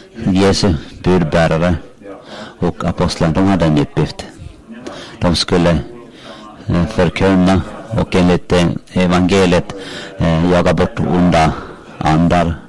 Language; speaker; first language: Swedish; non-native, local second language; Finnish